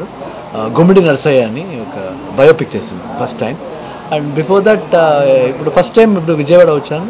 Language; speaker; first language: Telugu; non-native, learner; Kannada